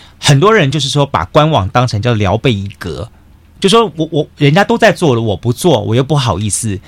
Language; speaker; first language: Chinese; native; Chinese